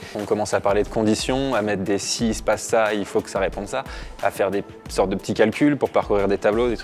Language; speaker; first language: French; native; French